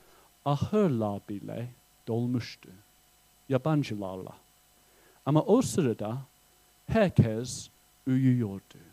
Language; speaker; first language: Turkish; non-native, fluent; English